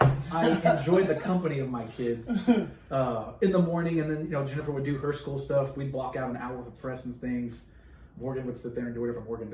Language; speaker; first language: English; native; English